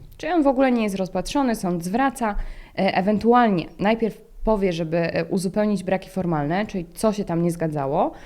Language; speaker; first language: Polish; native; Polish